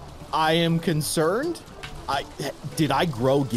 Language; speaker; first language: English; native; English